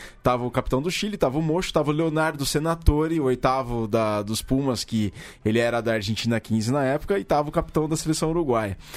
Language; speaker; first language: Portuguese; native; Portuguese